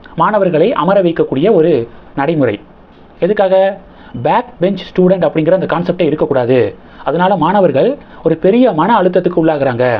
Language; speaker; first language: Tamil; native; Tamil